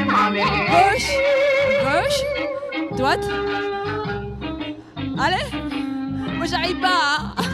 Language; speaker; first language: French; non-native, fluent; Japanese